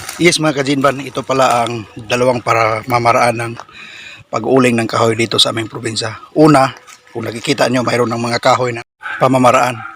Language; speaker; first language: Filipino; non-native, local second language; Cebuano